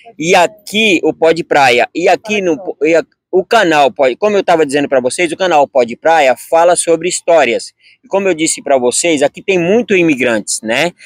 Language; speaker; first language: Portuguese; native; Portuguese